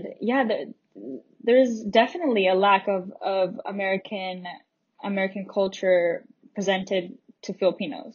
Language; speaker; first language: English; native; English